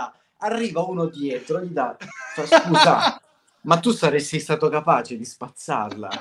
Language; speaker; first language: Italian; native; Italian